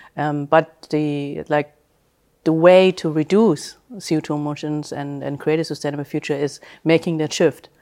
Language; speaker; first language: English; early bilingual, other home language; German